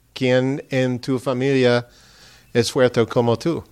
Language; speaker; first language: Spanish; non-native, learner; English